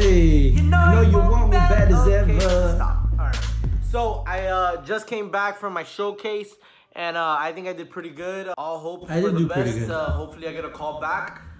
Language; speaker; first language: English; native; English